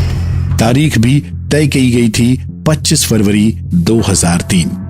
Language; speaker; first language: Hindi; native; Hindi